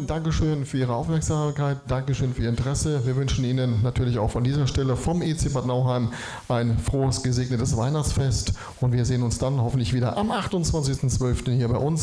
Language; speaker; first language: German; native; German